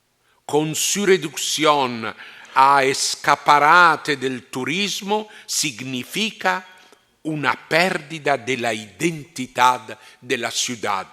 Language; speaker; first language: Spanish; non-native, fluent; Italian